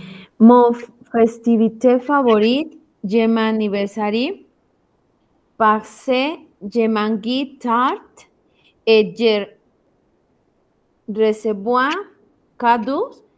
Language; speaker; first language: French; non-native, learner; Spanish